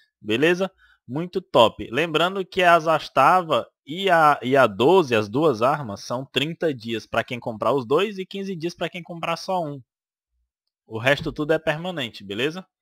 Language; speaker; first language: Portuguese; native; Portuguese